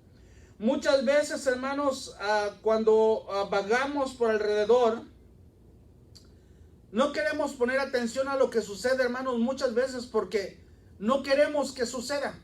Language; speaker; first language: Spanish; native; Spanish